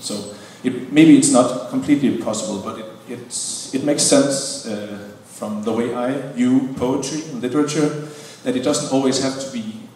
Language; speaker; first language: English; non-native, fluent; Danish